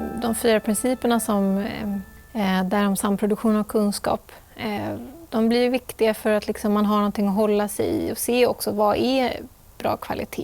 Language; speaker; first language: Swedish; native; Swedish